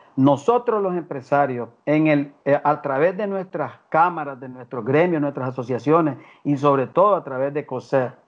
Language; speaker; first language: Spanish; native; Spanish